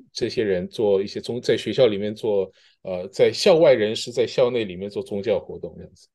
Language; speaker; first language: Chinese; early bilingual, heritage; Chinese